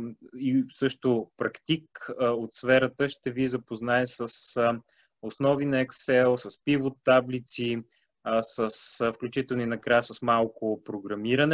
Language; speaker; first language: Bulgarian; native; Bulgarian